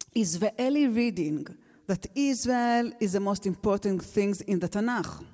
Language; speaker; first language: English; non-native, fluent; Hebrew